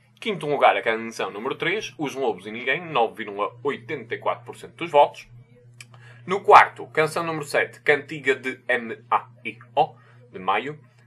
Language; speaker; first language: Portuguese; native; Portuguese